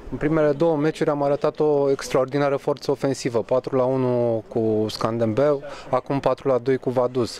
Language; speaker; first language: Romanian; native; Romanian